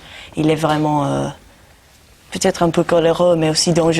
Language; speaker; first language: French; non-native, fluent; English